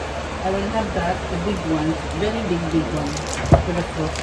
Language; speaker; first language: English; non-native, learner; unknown